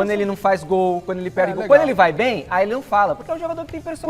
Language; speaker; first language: Portuguese; native; Portuguese